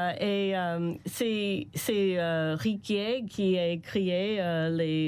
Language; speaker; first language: French; non-native, learner; English